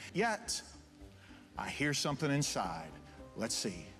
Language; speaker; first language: English; native; English